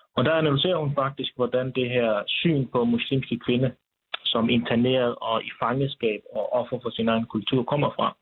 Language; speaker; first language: Danish; early bilingual, other home language; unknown